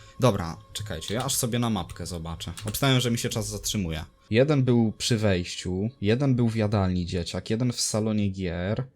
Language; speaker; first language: Polish; native; Polish